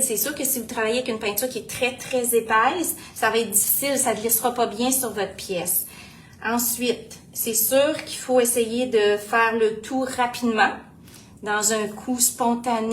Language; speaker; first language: French; native; French